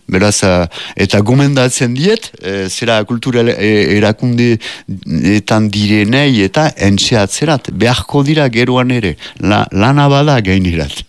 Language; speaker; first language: Basque; native; Basque